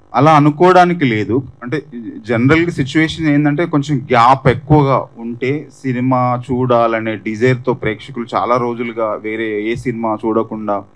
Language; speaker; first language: Telugu; native; Telugu